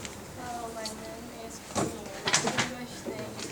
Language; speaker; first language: English; non-native, learner; Chinese